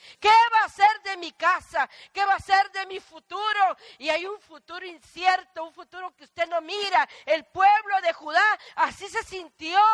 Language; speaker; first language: Spanish; native; Spanish